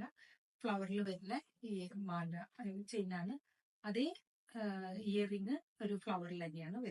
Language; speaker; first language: Malayalam; native; Malayalam